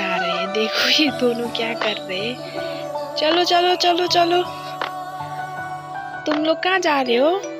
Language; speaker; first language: Hindi; non-native, local second language; Bodo